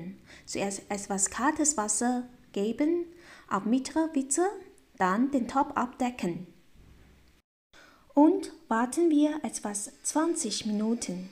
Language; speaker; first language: German; non-native, fluent; Chinese